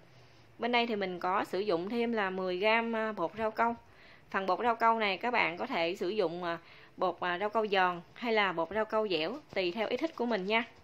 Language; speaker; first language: Vietnamese; native; Vietnamese